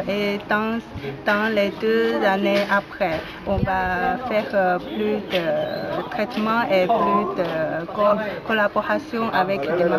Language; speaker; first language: French; non-native, learner; Chinese